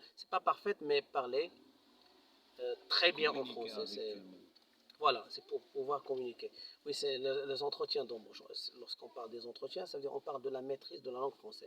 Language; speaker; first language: French; non-native, local second language; Arabic